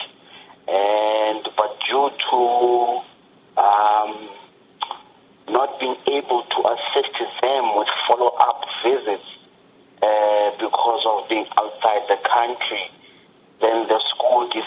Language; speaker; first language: English; non-native, local second language; Xhosa